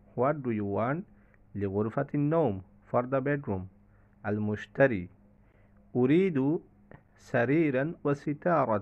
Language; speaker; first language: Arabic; non-native, fluent; Bangla